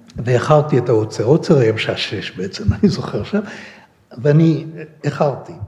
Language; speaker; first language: Hebrew; early bilingual, other home language; French